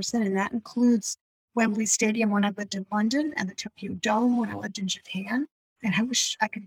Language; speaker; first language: English; native; English